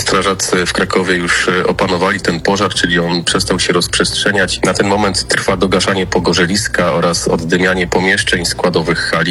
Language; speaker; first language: Polish; native; Polish